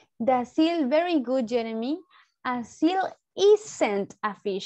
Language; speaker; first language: English; non-native, fluent; Spanish